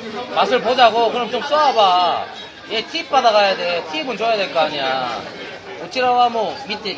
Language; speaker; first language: Korean; native; Korean